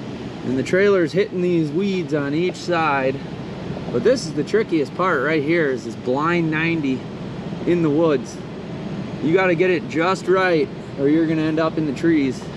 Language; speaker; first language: English; native; English